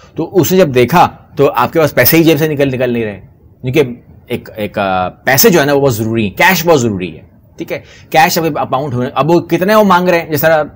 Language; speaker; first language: Urdu; non-native, local second language; Punjabi